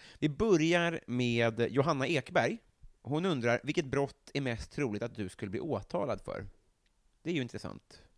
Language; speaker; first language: Swedish; native; Swedish